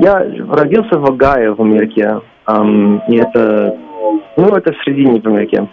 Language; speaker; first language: Russian; non-native, learner; English